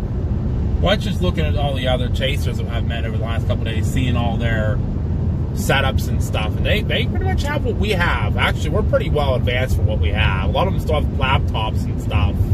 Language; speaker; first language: English; native; English